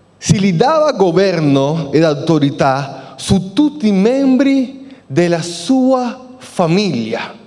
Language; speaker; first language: Italian; non-native, fluent; Spanish